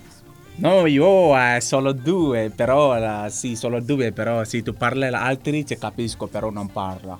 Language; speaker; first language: Italian; non-native, learner; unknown